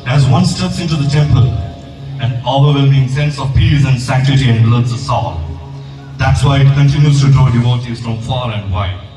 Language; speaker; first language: English; non-native, local second language; Malayalam